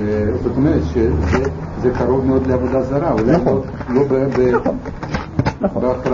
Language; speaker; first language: Hebrew; non-native, fluent; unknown